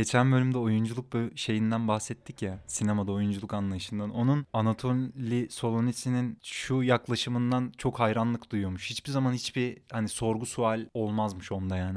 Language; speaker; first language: Turkish; native; Turkish